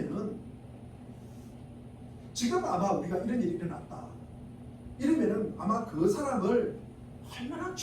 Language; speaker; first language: Korean; native; Korean